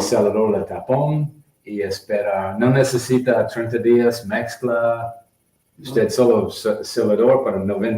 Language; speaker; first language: Spanish; non-native, learner; English